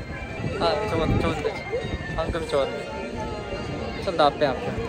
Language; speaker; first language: Korean; non-native, learner; Japanese